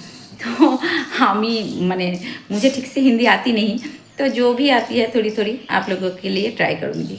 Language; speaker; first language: Hindi; non-native, local second language; Bangla